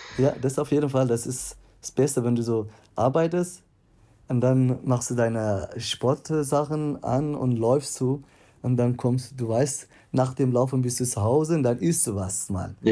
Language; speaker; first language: German; non-native, fluent; Tigrinya